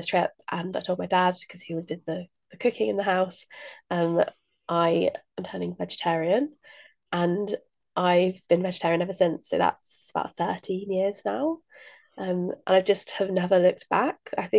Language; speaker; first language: English; native; English